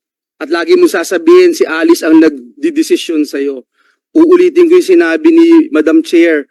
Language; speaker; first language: Filipino; native; Filipino